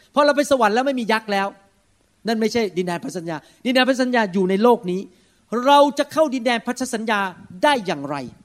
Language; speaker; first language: Thai; early bilingual, heritage; Thai